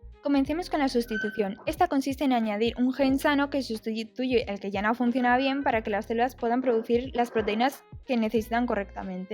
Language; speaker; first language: Spanish; native; Spanish